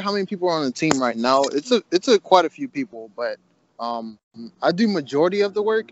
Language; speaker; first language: English; native; English